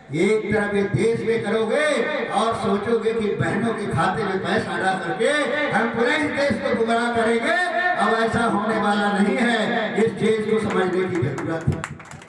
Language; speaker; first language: Hindi; native; Hindi